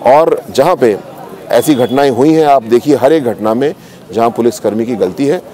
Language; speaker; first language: Hindi; native; Hindi